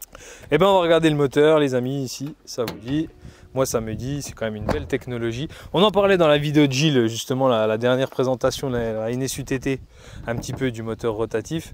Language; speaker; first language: French; native; French